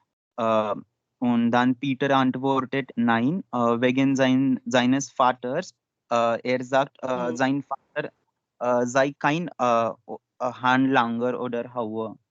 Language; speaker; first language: German; non-native, learner; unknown